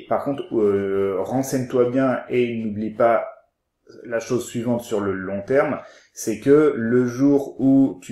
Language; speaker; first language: French; native; French